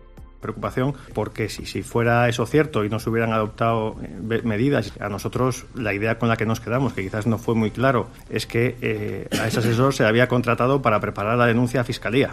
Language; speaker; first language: Spanish; native; Spanish